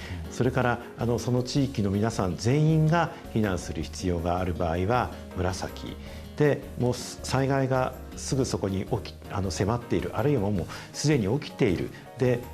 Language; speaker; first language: Japanese; native; Japanese